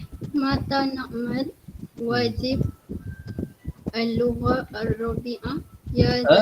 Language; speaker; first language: Arabic; non-native, learner; Malay